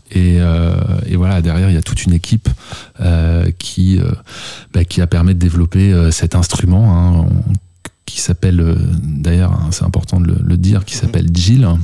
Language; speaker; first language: French; native; French